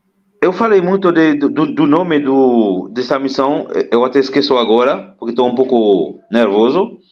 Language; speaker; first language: Portuguese; non-native, fluent; Haitian Creole